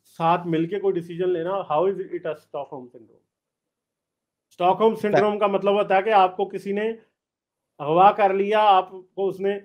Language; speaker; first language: Urdu; native; Urdu